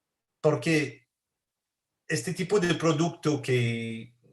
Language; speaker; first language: Spanish; non-native, fluent; French